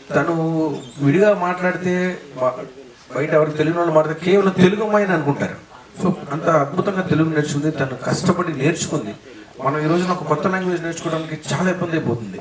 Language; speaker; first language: Telugu; native; Telugu